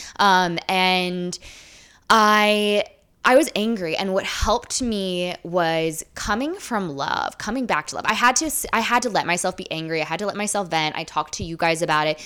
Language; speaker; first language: English; native; English